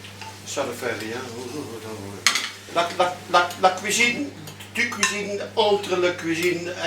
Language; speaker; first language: French; non-native, learner; Dutch